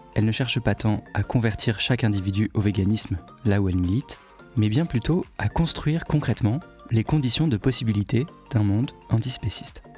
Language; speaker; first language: French; native; French